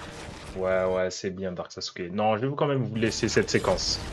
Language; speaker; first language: French; native; French